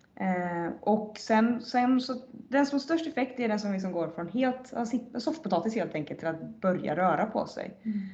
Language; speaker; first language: Swedish; native; Swedish